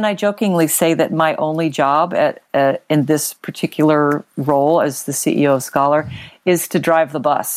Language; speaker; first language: English; native; English